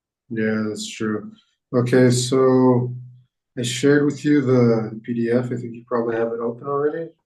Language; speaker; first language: English; non-native, fluent; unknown